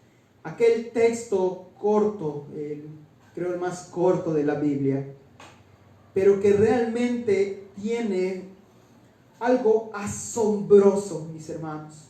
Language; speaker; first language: Spanish; native; Spanish